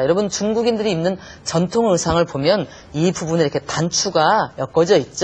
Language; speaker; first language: Korean; native; Korean